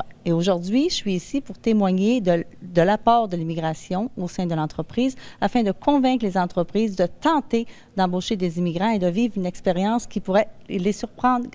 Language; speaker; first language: French; native; French